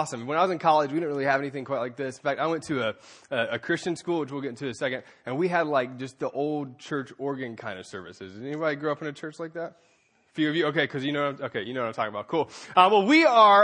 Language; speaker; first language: English; native; English